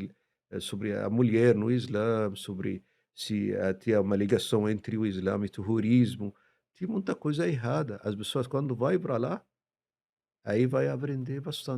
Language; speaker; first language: Portuguese; non-native, fluent; Arabic